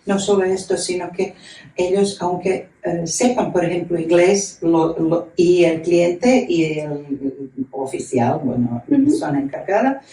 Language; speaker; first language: Spanish; non-native, fluent; Croatian